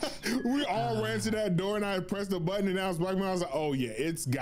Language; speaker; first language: English; native; English